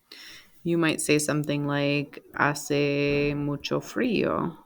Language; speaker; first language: Spanish; non-native, fluent; English